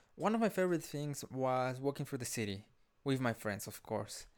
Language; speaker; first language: English; non-native, fluent; Spanish